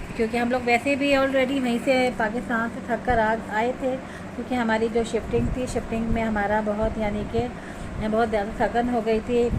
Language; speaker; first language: Urdu; native; Urdu